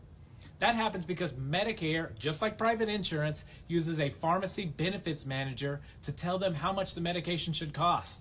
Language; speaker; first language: English; native; English